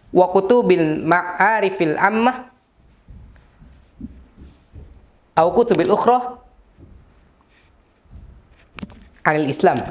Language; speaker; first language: Arabic; non-native, learner; Indonesian